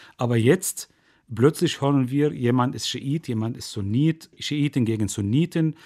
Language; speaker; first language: German; non-native, fluent; Arabic